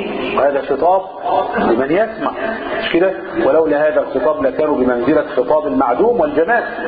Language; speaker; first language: Arabic; native; Arabic